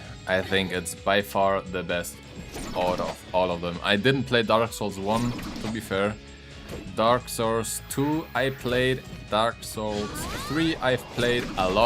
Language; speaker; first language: English; non-native, fluent; German